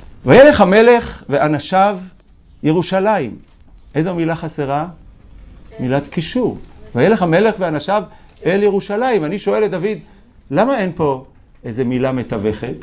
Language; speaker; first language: Hebrew; native; Hebrew